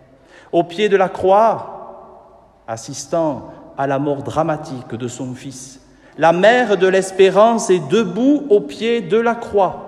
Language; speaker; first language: French; native; French